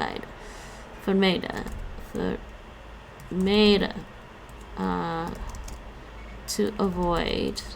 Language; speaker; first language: Dutch; non-native, learner; English